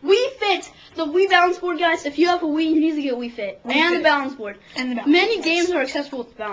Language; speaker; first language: English; native; English